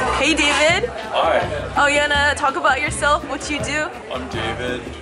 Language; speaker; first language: English; native; English